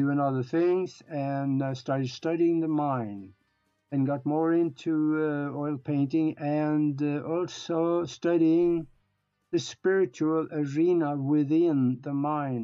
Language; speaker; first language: English; non-native, fluent; Norwegian